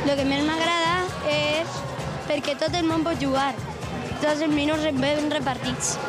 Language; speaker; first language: Catalan; non-native, local second language; Spanish